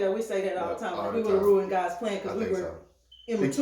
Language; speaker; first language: English; native; English